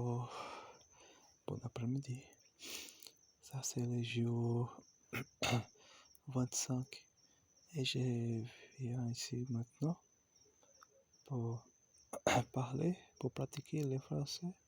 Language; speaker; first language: French; non-native, learner; Portuguese